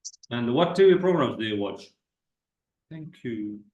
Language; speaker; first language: English; non-native, fluent; Kazakh